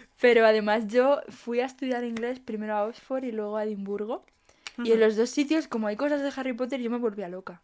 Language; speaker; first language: Spanish; native; Spanish